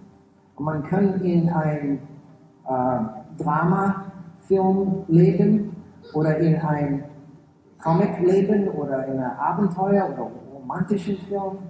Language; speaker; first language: German; early bilingual, heritage; English